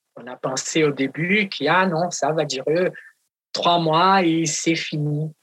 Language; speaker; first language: French; non-native, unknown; Portuguese